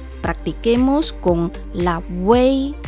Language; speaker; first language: Spanish; non-native, fluent; Chinese